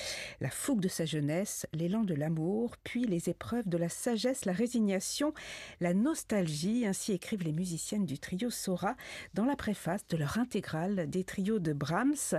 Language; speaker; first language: French; native; French